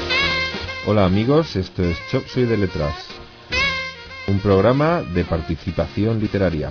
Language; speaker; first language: Spanish; native; Spanish